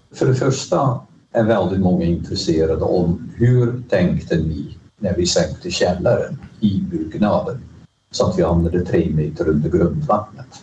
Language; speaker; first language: Swedish; non-native, fluent; Dutch